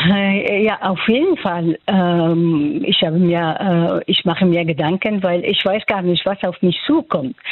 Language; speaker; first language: German; non-native, fluent; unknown